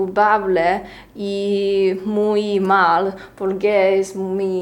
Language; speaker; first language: Spanish; non-native, learner; Chinese